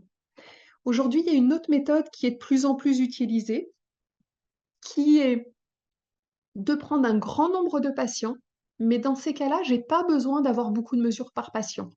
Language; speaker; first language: French; native; French